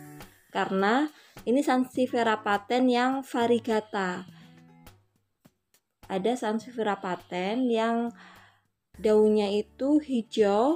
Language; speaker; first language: Indonesian; native; Indonesian